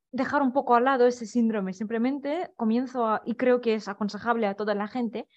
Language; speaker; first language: Spanish; non-native, fluent; Russian